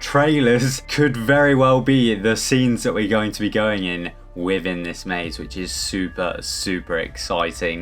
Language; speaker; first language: English; native; English